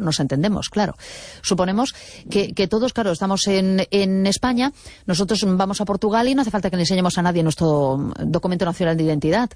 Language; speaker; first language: Spanish; native; Spanish